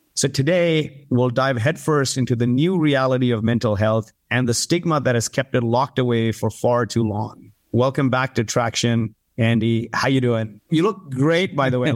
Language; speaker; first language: English; early bilingual, other home language; Arabic